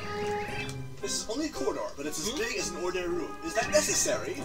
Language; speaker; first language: English; native; English